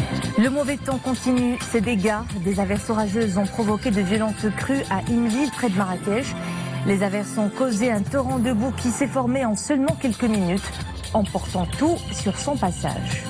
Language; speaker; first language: French; non-native, local second language; Arabic